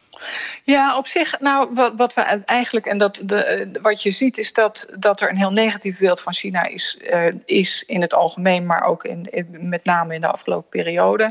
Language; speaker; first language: Dutch; native; Dutch